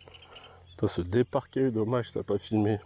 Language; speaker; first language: French; native; French